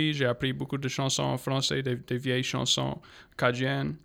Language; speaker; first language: French; non-native, local second language; English